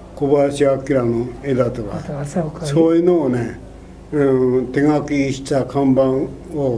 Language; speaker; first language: Japanese; native; Japanese